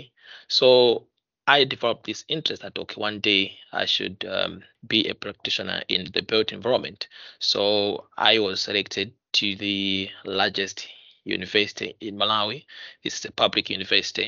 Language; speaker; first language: English; non-native, local second language; Nyanja